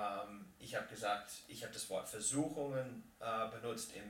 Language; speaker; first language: German; non-native, fluent; English